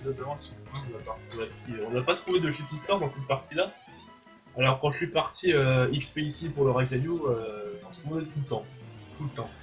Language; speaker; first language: French; native; French